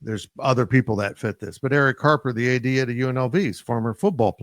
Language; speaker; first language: English; native; English